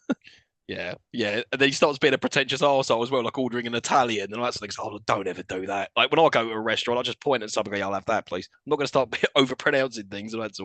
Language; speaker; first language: English; native; English